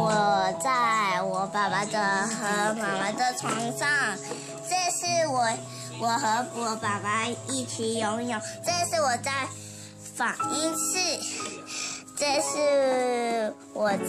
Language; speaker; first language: Chinese; early bilingual, heritage; Chinese